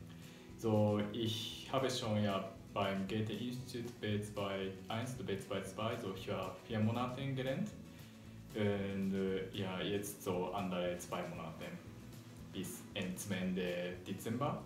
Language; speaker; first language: German; non-native, learner; Japanese